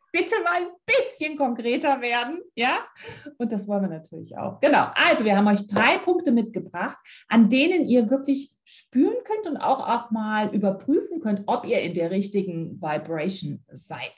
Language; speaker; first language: German; native; German